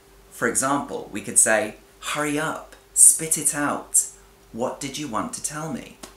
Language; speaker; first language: English; native; English